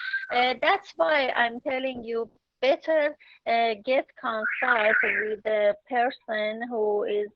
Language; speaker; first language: English; non-native, learner; Persian